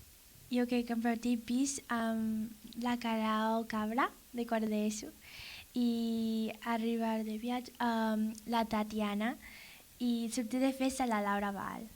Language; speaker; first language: Catalan; non-native, learner; English